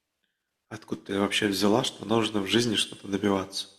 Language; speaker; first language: Russian; native; Russian